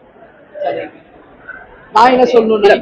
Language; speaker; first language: Tamil; native; Tamil